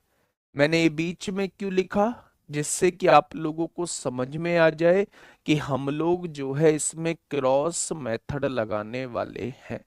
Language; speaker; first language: Hindi; native; Hindi